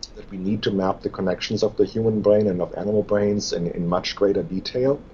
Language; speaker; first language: English; non-native, fluent; German